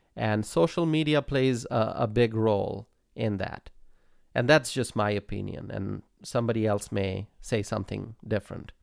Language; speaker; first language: English; non-native, local second language; Bangla